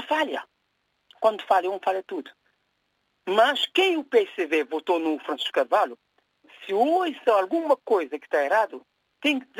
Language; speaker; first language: Portuguese; non-native, local second language; Kabuverdianu